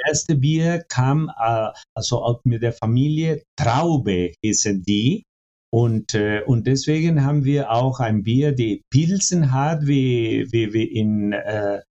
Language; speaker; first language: German; non-native, fluent; Spanish